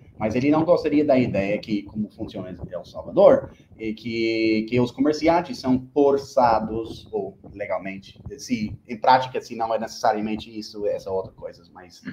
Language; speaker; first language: Portuguese; non-native, fluent; English